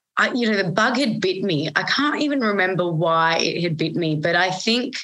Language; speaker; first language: English; native; English